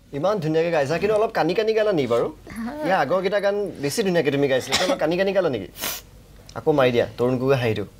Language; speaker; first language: Assamese; native; Assamese